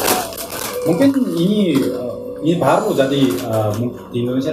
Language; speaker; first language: Indonesian; non-native, learner; Korean